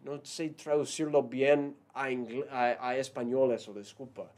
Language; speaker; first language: Spanish; non-native, fluent; English